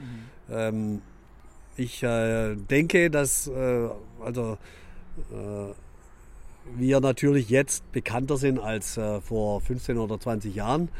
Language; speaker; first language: German; native; German